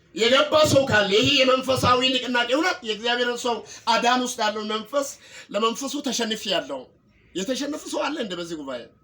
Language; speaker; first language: Amharic; non-native, local second language; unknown